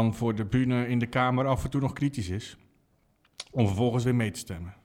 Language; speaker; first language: Dutch; native; Dutch